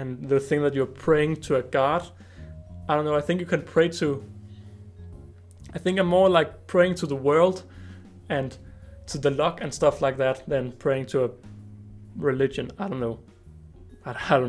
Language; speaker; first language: English; non-native, fluent; Danish